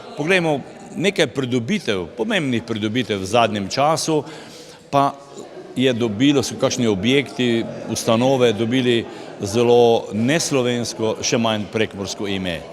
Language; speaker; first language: Slovenian; native; Slovenian